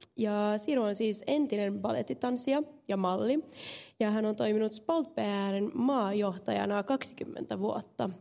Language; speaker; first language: Finnish; non-native, local second language; Swedish